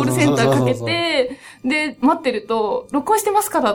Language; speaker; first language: Japanese; native; Japanese